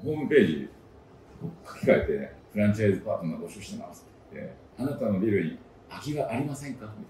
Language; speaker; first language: Japanese; native; Japanese